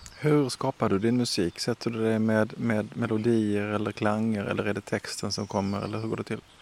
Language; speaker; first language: Swedish; native; Swedish